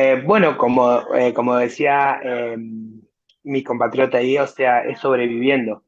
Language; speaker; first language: Spanish; native; Spanish